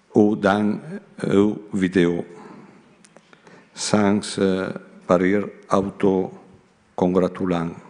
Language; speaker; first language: French; non-native, learner; Italian